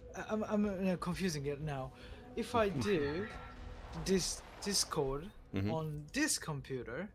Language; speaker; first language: English; non-native, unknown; Japanese